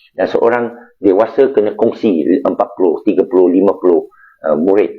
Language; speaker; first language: Malay; non-native, local second language; Chinese